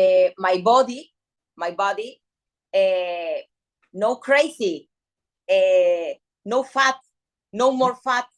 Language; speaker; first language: English; non-native, learner; Spanish